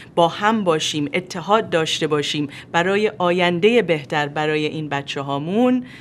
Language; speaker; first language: Persian; native; Persian